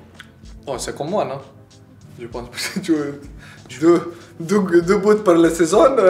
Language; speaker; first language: French; non-native, learner; Slovenian